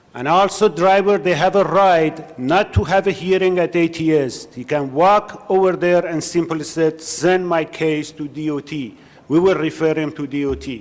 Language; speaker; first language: English; non-native, learner; Persian